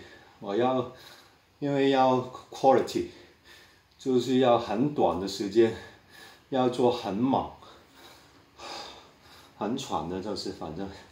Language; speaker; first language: Chinese; non-native, local second language; Cantonese